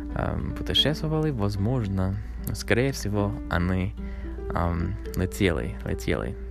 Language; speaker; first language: Russian; non-native, learner; English